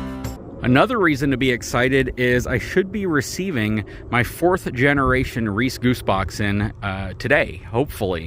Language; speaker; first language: English; native; English